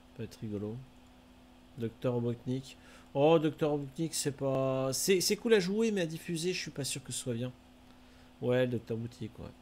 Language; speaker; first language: French; native; French